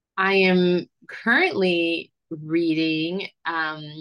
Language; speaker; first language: English; early bilingual, other home language; Spanish